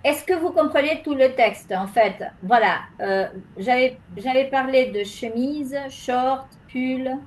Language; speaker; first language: French; non-native, fluent; Spanish